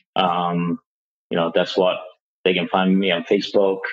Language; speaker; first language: English; non-native, local second language; Cantonese